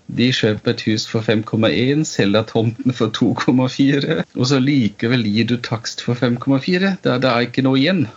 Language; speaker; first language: Norwegian; non-native, fluent; German